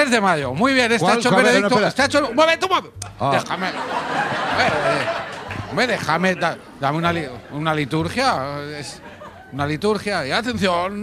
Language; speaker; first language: Spanish; native; Spanish